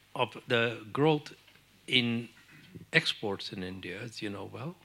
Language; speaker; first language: English; non-native, local second language; Urdu